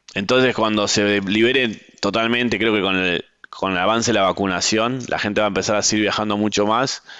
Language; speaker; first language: Spanish; native; Spanish